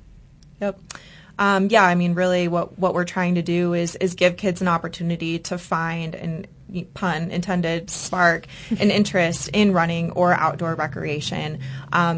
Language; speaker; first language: English; native; English